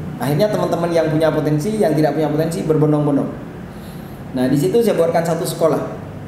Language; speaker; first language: Indonesian; non-native, local second language; Madurese